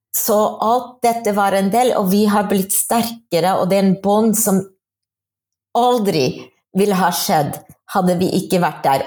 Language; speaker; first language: Norwegian; non-native, fluent; English